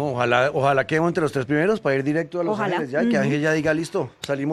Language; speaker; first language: Spanish; native; Spanish